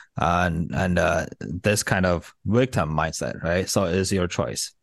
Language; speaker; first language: English; non-native, fluent; Chinese